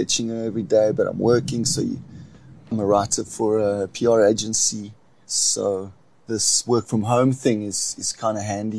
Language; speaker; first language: English; native; English